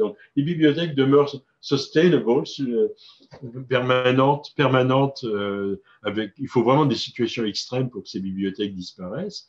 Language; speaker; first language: French; native; French